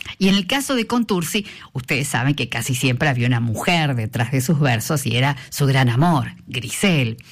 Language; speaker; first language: Spanish; native; Spanish